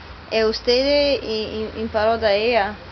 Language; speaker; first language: Spanish; non-native, learner; Italian